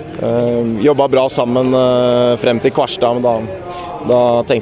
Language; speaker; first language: Norwegian; native; Norwegian